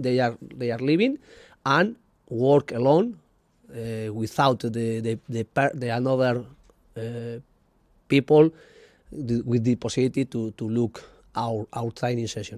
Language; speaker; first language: English; non-native, learner; Spanish